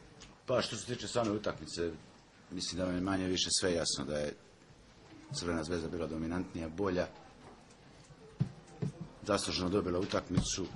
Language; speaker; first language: Bosnian; native; Bosnian